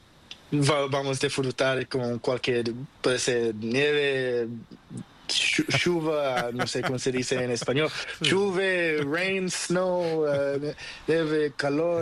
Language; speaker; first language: Spanish; non-native, fluent; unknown